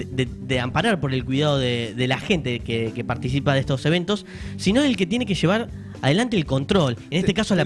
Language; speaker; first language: Spanish; native; Spanish